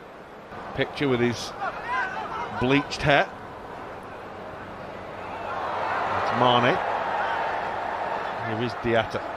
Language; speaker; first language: English; native; English